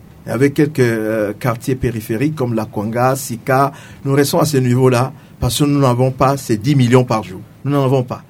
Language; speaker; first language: French; non-native, local second language; Sango